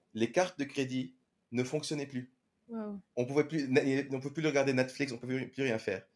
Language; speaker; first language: French; non-native, local second language; Arabic